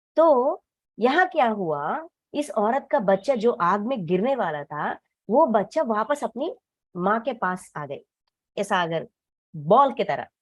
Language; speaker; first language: Hindi; non-native, local second language; Telugu